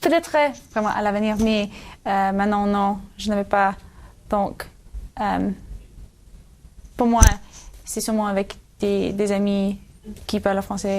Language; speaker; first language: French; non-native, learner; English